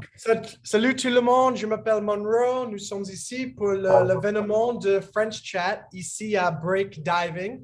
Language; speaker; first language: French; non-native, learner; English